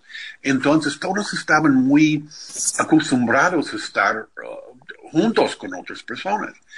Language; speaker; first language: Spanish; non-native, fluent; English